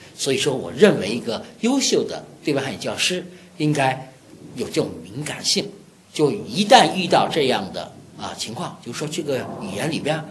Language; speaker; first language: Chinese; native; Chinese